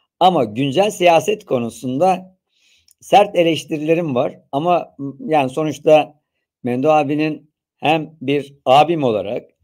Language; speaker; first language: Turkish; native; Turkish